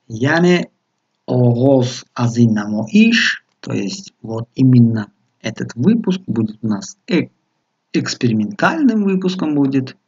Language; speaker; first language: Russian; non-native, local second language; Tajik